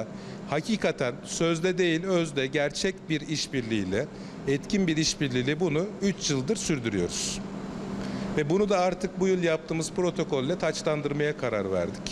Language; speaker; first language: Turkish; native; Turkish